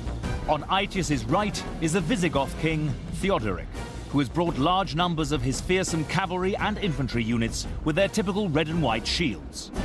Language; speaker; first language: English; native; English